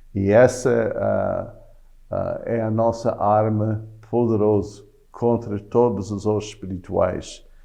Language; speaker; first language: Portuguese; non-native, fluent; English